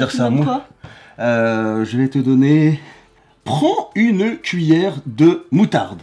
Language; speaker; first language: French; native; French